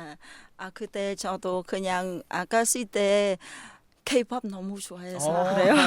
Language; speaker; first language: Korean; non-native, learner; Vietnamese